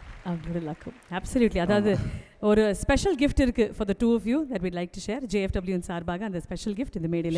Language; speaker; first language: Tamil; native; Tamil